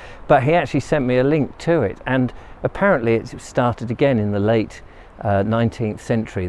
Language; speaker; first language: English; native; English